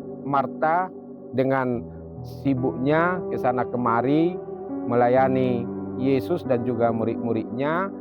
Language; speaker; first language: Indonesian; native; Indonesian